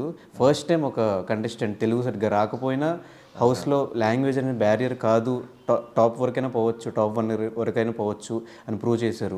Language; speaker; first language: Telugu; native; Telugu